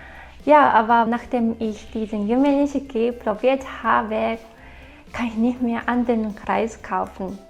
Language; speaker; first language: German; non-native, fluent; Japanese